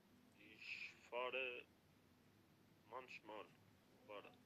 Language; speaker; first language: German; non-native, learner; Macedonian